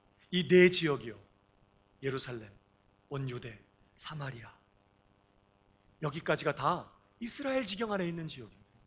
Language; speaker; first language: Korean; native; Korean